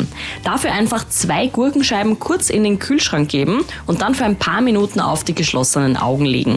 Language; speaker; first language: German; native; German